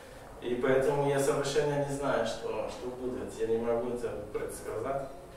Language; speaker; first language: Russian; non-native, fluent; German